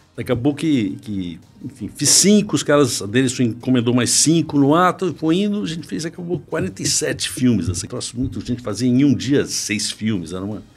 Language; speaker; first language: Portuguese; native; Portuguese